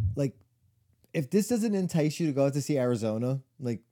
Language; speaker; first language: English; native; English